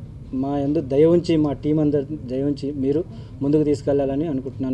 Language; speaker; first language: Telugu; native; Telugu